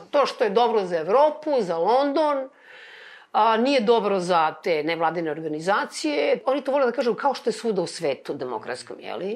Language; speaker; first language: Serbian; native; Serbian